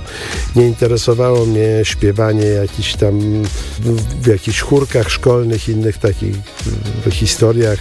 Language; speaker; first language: Polish; native; Polish